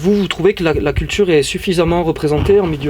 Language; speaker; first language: French; native; French